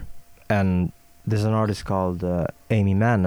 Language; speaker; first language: English; non-native, fluent; Swedish